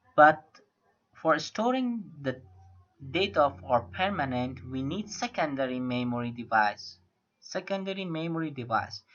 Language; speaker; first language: English; non-native, fluent; Persian